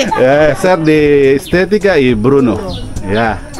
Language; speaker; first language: Spanish; non-native, learner; Filipino